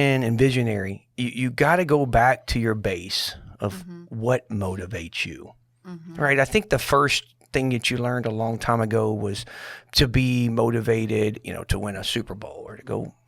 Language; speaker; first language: English; native; English